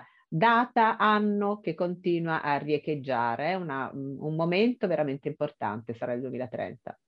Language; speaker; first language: Italian; native; Italian